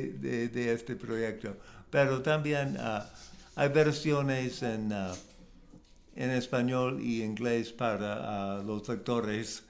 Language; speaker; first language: Spanish; non-native, learner; English